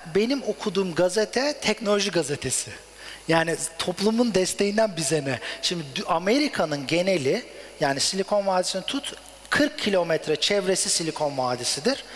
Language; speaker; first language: Turkish; native; Turkish